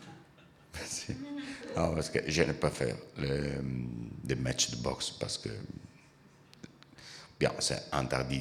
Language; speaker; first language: French; non-native, learner; Italian